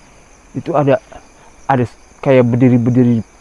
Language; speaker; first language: Malay; native; Malay